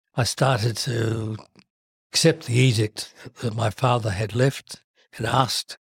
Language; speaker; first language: English; native; English